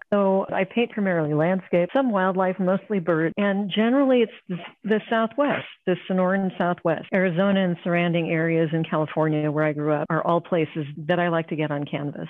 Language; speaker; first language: English; native; English